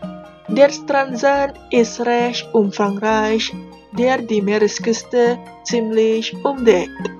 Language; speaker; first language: German; non-native, fluent; Indonesian